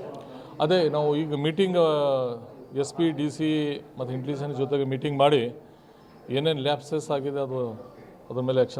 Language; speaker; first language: Kannada; non-native, local second language; Urdu